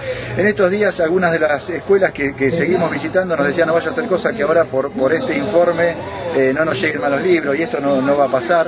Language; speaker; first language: Spanish; native; Spanish